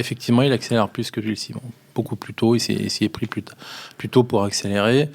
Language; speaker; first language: French; native; French